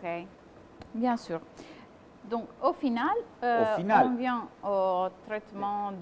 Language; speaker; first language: French; non-native, fluent; Italian